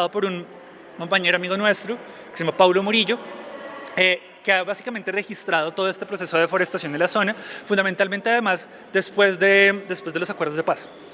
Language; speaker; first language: Spanish; native; Spanish